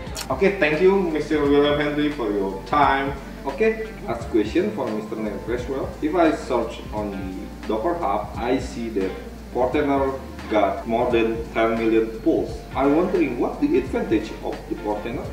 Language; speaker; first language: English; non-native, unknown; Indonesian